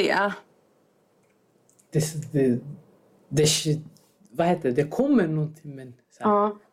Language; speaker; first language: Swedish; non-native, fluent; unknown